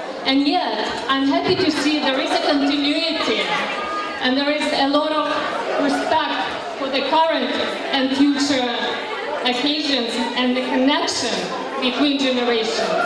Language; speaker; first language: English; non-native, fluent; Buriat